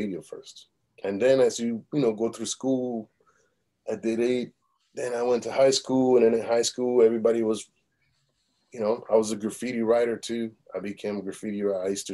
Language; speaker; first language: English; early bilingual, other home language; Spanish